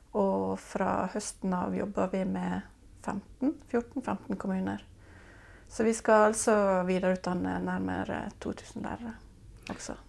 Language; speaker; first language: Norwegian; native; Norwegian